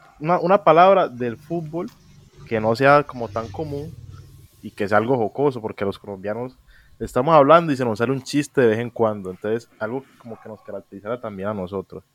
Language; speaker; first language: Spanish; native; Spanish